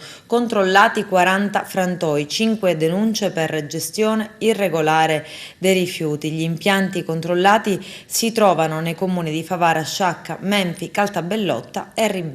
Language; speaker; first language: Italian; native; Italian